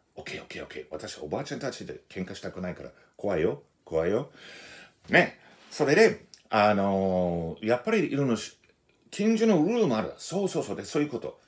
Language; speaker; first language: Japanese; non-native, fluent; English